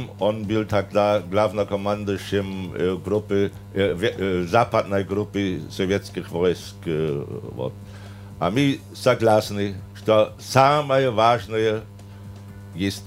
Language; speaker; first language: Russian; non-native, fluent; German